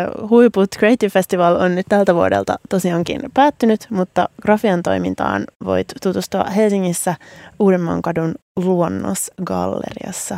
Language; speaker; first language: Finnish; native; Finnish